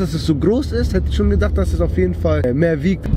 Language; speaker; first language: German; early bilingual, other home language; Turkish